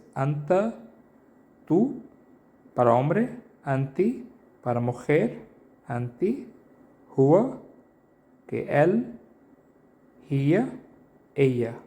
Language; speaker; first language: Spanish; non-native, learner; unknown